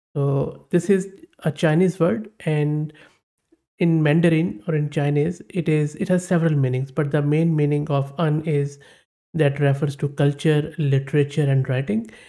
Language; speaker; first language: English; non-native, local second language; Urdu